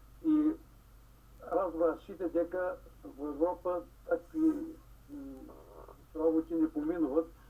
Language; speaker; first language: Macedonian; early bilingual, heritage; Macedonian